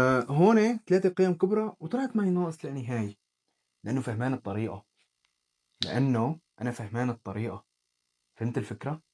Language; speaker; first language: Arabic; native; Arabic